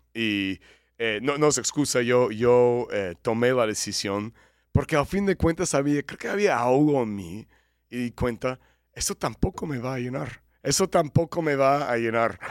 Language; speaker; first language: Spanish; non-native, fluent; English